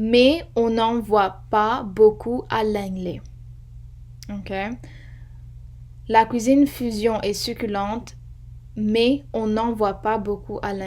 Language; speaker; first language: French; non-native, fluent; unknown